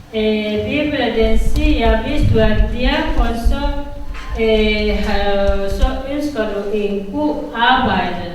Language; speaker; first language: Danish; non-native, learner; Kinyarwanda